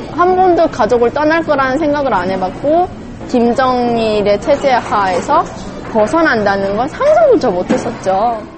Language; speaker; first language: Korean; native; Korean